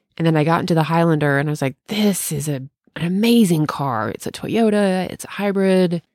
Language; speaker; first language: English; native; English